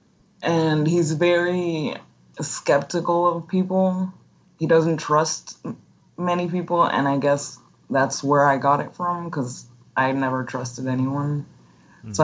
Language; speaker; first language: English; non-native, fluent; Spanish